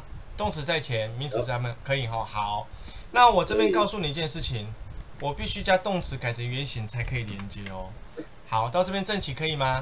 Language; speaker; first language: Chinese; native; Chinese